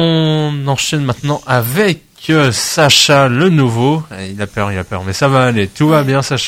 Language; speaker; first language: French; native; French